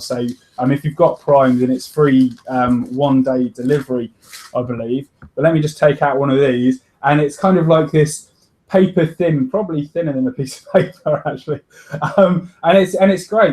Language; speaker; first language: English; native; English